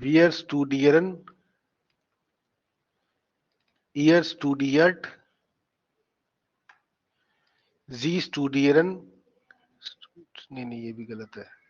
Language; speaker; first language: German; non-native, fluent; Hindi